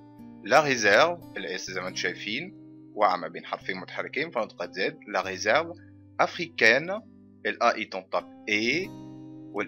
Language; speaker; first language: French; non-native, fluent; Arabic